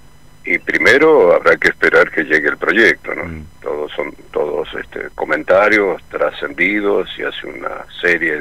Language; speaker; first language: Spanish; native; Spanish